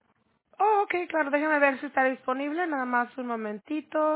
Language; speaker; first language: Spanish; early bilingual, heritage; Spanish